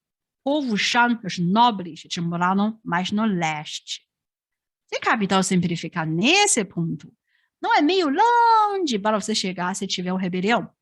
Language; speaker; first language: Portuguese; non-native, fluent; Chinese